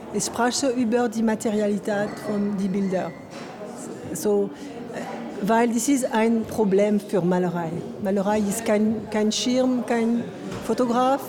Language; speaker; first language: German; non-native, learner; French